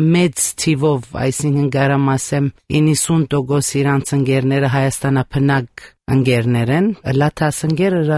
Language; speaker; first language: Armenian; early bilingual, heritage; Armenian